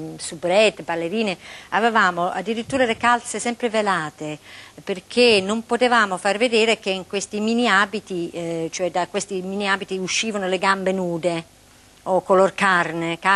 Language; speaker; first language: Italian; non-native, fluent; English